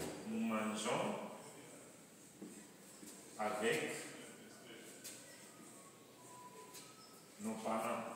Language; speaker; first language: French; non-native, fluent; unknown